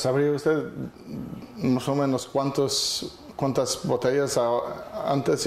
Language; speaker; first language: Spanish; non-native, fluent; English